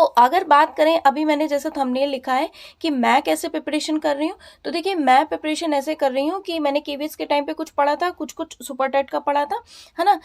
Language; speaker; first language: Hindi; native; Hindi